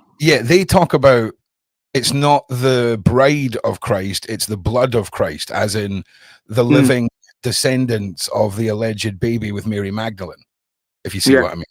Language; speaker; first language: English; native; English